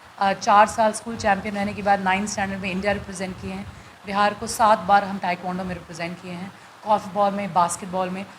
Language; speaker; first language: Hindi; non-native, local second language; Bhojpuri